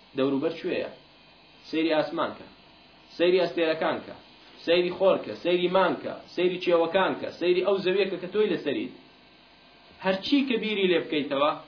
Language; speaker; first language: Central Kurdish; non-native, local second language; Kurdish